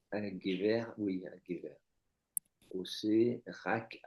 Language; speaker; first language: Hebrew; non-native, learner; French